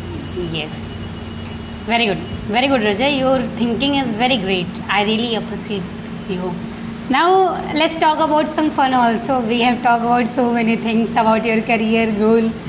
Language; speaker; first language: English; non-native, learner; Hindi